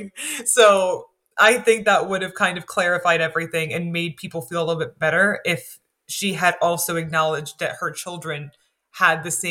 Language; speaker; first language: English; native; English